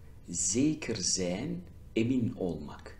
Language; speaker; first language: Dutch; non-native, learner; Turkish